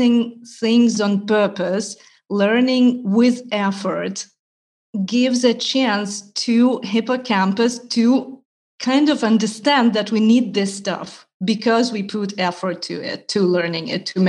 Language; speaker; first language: English; non-native, fluent; Russian